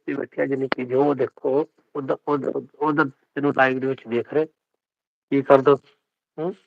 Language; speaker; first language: Hindi; non-native, local second language; Punjabi